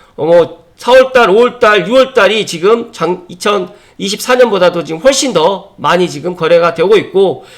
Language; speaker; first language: Korean; native; Korean